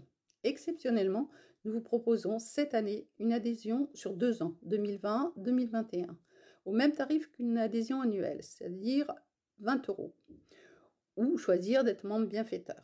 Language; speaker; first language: French; native; French